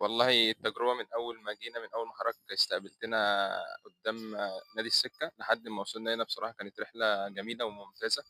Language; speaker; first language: Arabic; native; Arabic